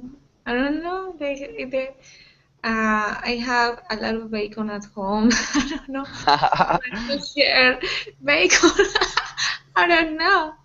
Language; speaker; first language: English; non-native, learner; Portuguese